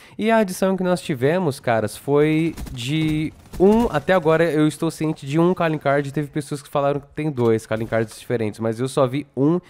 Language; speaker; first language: Portuguese; native; Portuguese